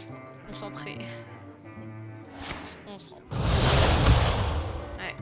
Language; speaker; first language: French; native; French